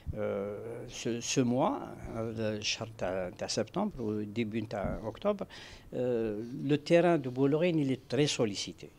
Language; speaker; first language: French; non-native, local second language; Arabic